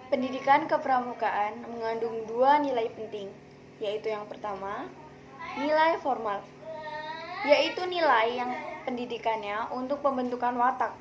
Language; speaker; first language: Indonesian; native; Indonesian